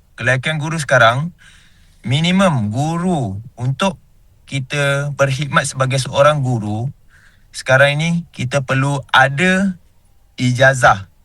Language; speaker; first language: Malay; native; Malay